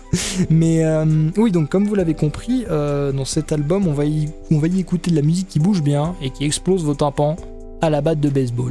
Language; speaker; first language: French; native; French